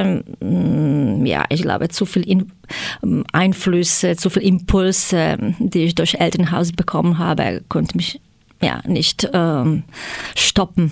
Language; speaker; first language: German; non-native, fluent; Croatian